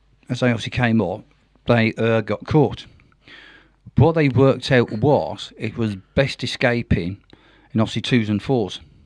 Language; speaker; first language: English; native; English